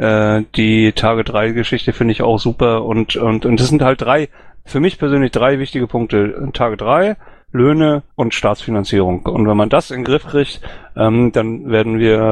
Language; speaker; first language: German; native; German